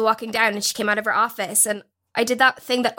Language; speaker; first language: English; native; English